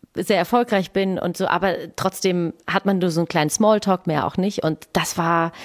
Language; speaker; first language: German; native; German